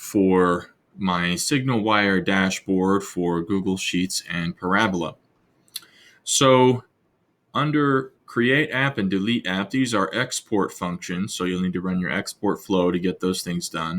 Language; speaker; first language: English; native; English